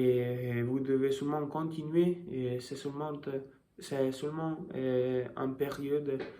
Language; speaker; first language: French; non-native, learner; Italian